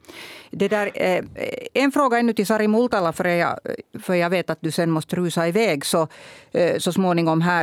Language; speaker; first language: Swedish; native; Swedish